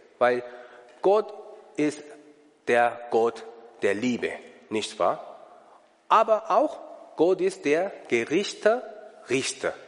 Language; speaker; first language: German; non-native, learner; Korean